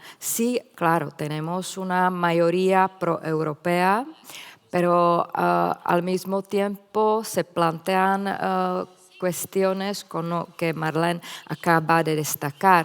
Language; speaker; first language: Spanish; non-native, fluent; Czech